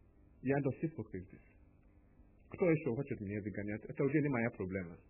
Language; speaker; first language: Russian; non-native, learner; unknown